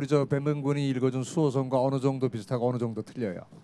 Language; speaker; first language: Korean; native; Korean